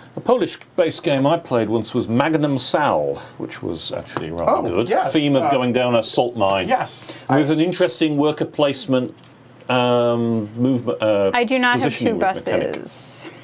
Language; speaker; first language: English; native; English